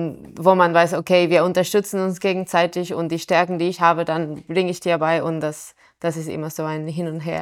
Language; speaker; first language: German; non-native, fluent; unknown